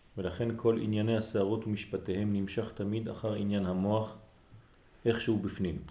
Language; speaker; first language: Hebrew; non-native, fluent; French